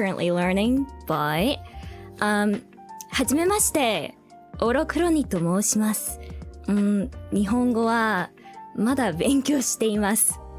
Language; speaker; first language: Japanese; non-native, learner; English